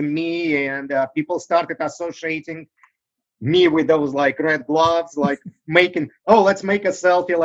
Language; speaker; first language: English; non-native, fluent; Russian